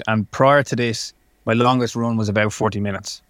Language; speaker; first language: English; native; English